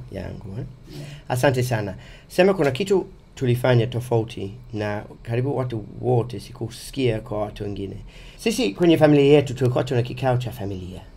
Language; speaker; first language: Swahili; non-native, fluent; English